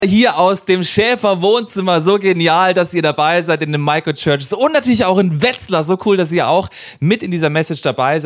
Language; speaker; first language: German; native; German